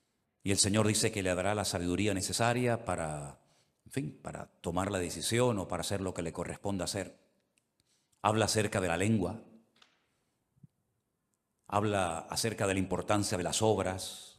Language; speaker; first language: Spanish; native; Spanish